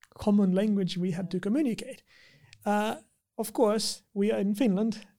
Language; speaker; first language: English; non-native, fluent; Portuguese